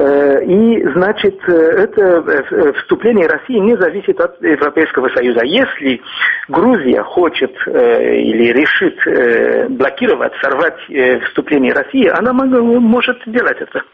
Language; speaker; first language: Russian; non-native, fluent; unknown